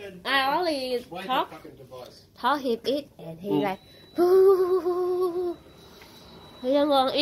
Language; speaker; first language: English; non-native, learner; Vietnamese